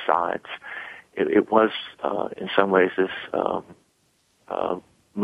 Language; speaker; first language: English; native; English